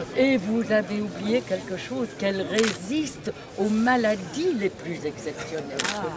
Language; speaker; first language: French; native; French